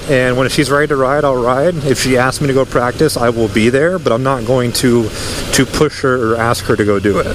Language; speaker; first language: English; native; English